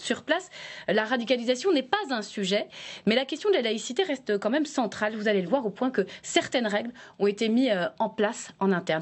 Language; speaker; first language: French; native; French